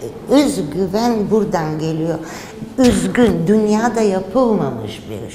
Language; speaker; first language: Turkish; non-native, fluent; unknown